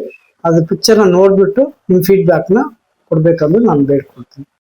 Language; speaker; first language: Kannada; non-native, local second language; Tamil